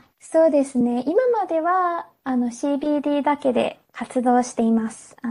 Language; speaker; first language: Japanese; non-native, fluent; English